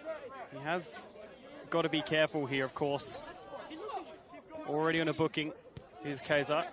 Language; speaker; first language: English; native; English